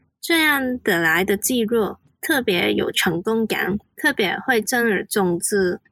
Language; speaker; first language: Chinese; non-native, local second language; Cantonese